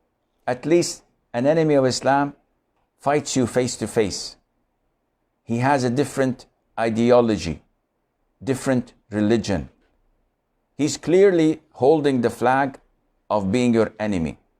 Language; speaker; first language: English; non-native, fluent; Arabic